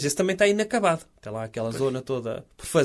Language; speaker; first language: Portuguese; native; Portuguese